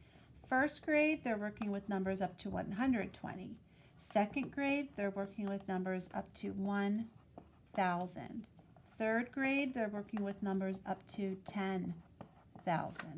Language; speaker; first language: English; native; English